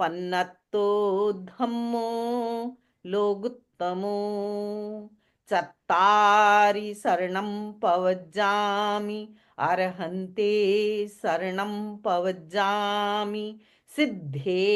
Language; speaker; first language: Hindi; native; Hindi